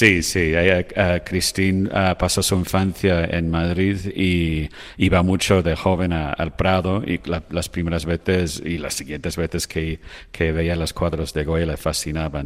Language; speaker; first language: Spanish; non-native, fluent; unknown